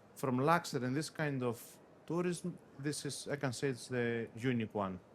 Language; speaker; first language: English; non-native, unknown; Greek